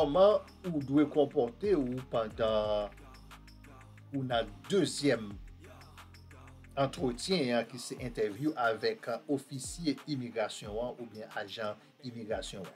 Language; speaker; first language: French; non-native, learner; Haitian Creole